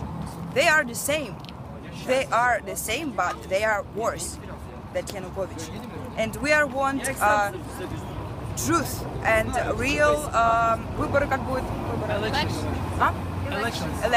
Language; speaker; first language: English; non-native, learner; Russian